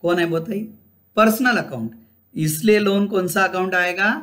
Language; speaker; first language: Hindi; non-native, local second language; Marathi